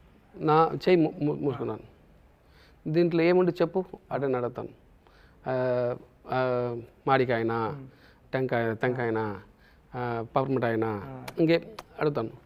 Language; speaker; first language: Telugu; non-native, learner; Tamil